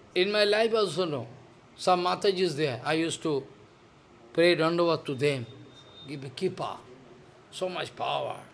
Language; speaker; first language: English; non-native, local second language; Bangla